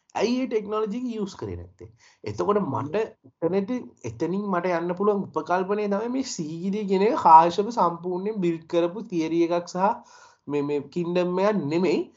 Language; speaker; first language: Sinhala; native; Sinhala